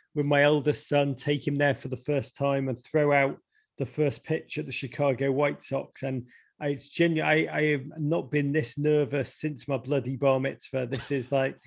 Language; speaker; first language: English; native; English